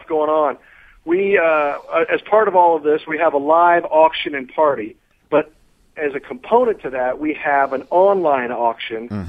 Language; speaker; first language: English; native; English